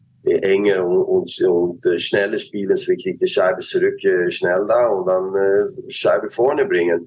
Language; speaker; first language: German; non-native, fluent; Swedish